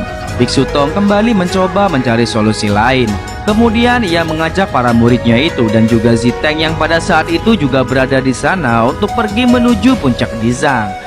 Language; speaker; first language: Indonesian; native; Indonesian